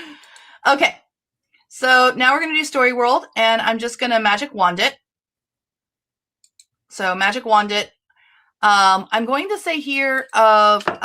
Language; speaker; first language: English; native; English